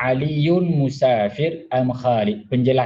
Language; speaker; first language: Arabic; non-native, fluent; Malay